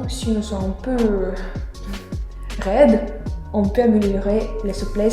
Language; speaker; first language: French; non-native, fluent; Russian